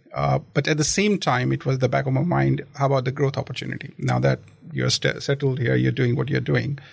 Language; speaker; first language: English; non-native, local second language; Kashmiri